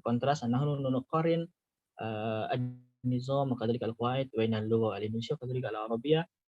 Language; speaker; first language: Arabic; non-native, learner; Indonesian